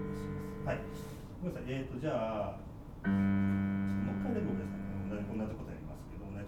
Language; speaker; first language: Japanese; native; Japanese